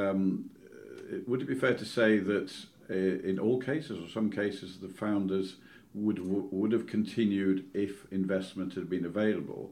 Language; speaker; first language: English; native; English